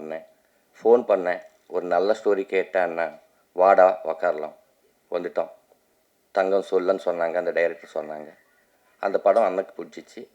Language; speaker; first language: Tamil; non-native, learner; Telugu